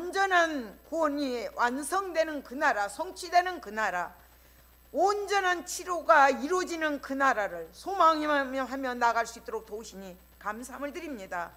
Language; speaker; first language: Korean; native; Korean